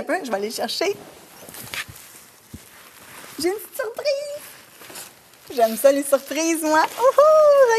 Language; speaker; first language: French; native; French